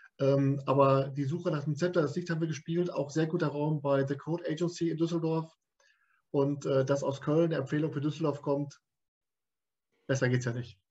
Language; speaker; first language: German; native; German